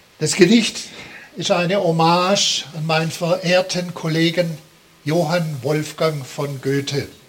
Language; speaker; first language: German; native; German